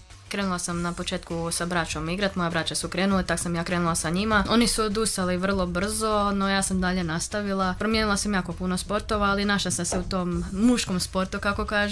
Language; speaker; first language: Serbian; native; Serbian